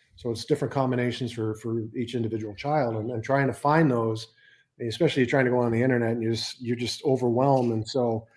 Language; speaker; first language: English; native; English